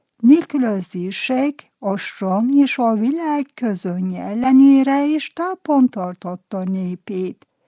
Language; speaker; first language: Hungarian; non-native, fluent; Turkish